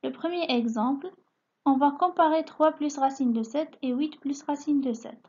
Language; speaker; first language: French; non-native, local second language; Arabic